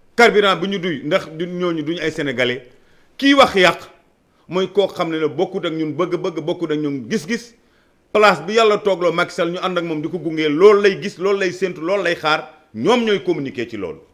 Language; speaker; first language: Wolof; non-native, local second language; Fula